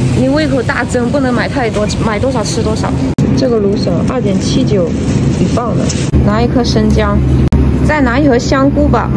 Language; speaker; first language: Chinese; native; Chinese